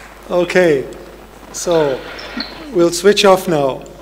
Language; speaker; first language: English; non-native, fluent; German